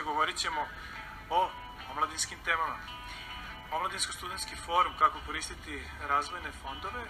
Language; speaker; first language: Serbian; native; Serbian